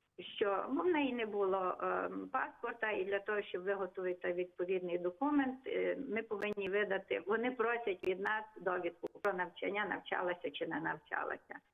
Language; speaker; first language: Ukrainian; non-native, local second language; Hungarian